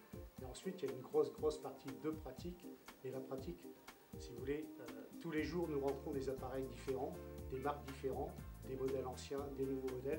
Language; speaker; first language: French; native; French